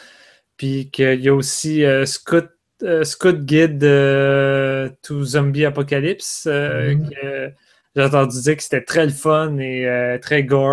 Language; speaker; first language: French; native; French